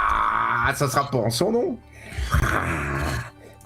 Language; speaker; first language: French; native; French